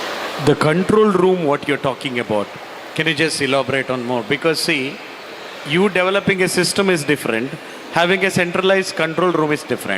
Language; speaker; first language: English; non-native, local second language; Kannada